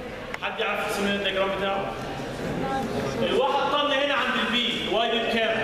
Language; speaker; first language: Arabic; native; Arabic